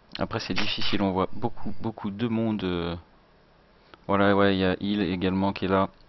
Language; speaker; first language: French; native; French